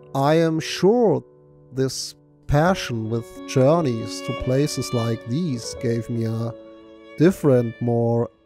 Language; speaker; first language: English; non-native, fluent; German